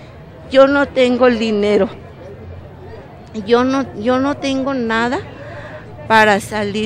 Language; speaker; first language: Spanish; non-native, local second language; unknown